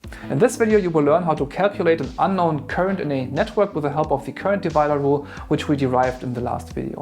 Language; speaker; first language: English; non-native, fluent; German